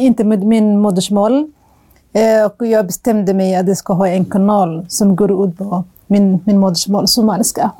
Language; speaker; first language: Swedish; non-native, fluent; Somali